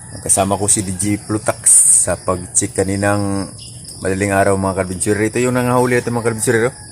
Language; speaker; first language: Filipino; native; Filipino